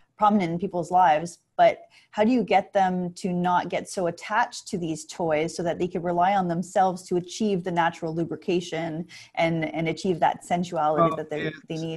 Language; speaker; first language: English; native; English